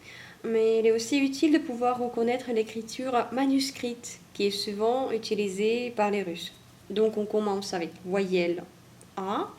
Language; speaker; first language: French; non-native, fluent; Russian